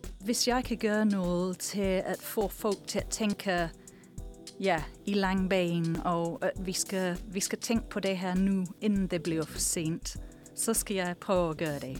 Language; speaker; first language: Danish; non-native, fluent; English